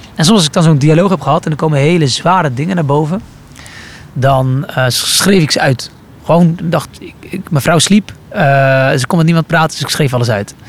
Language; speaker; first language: Dutch; early bilingual, other home language; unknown